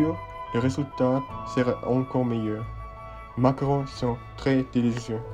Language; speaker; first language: French; non-native, learner; Swiss German